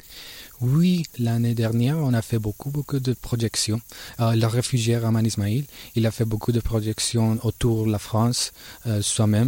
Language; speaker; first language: French; non-native, learner; Spanish